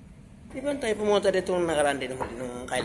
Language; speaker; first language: Filipino; native; Filipino